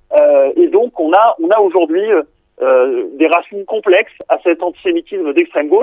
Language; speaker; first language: French; native; French